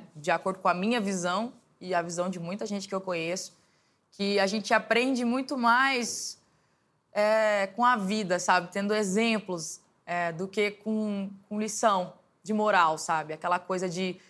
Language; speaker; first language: Portuguese; native; Portuguese